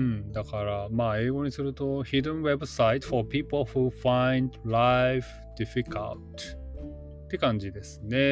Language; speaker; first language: Japanese; native; Japanese